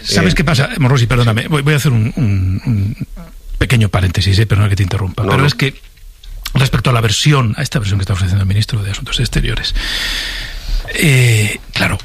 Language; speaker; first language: Spanish; native; Spanish